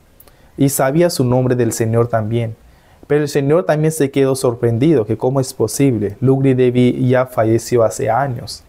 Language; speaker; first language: Spanish; non-native, fluent; Hindi